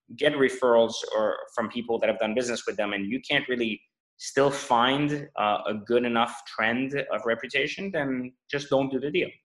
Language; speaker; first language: English; non-native, fluent; French